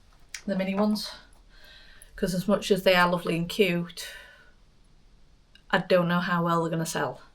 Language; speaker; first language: English; native; English